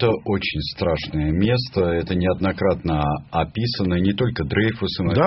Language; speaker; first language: Russian; native; Russian